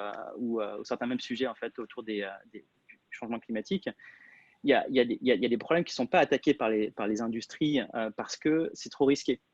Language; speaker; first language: French; native; French